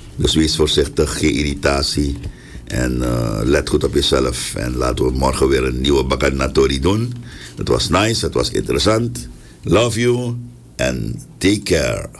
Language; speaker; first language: Dutch; native; Dutch